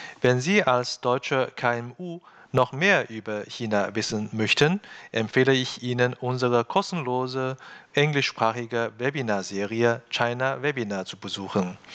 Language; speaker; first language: German; non-native, fluent; Chinese